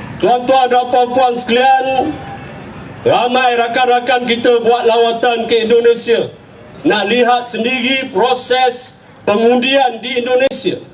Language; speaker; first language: Malay; native; Malay